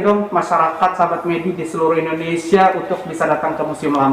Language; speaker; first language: Indonesian; native; Indonesian